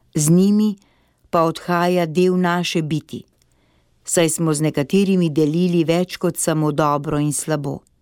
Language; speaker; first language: Slovenian; native; Slovenian